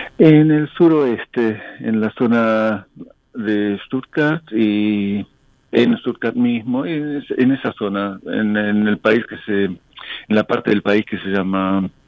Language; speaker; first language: Spanish; non-native, local second language; English